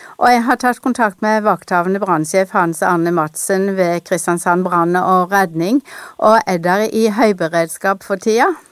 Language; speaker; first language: Norwegian; native; Norwegian